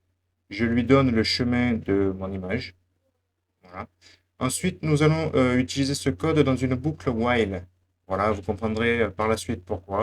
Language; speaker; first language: French; native; French